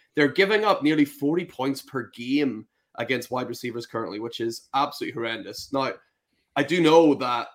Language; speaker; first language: English; native; English